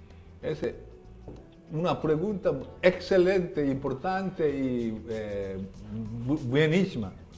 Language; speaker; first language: Spanish; non-native, learner; Korean